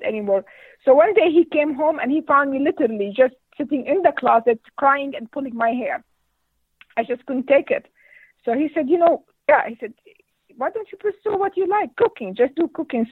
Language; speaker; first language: English; non-native, fluent; Arabic